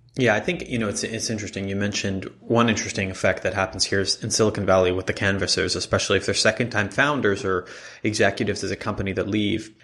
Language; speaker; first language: English; non-native, fluent; Hebrew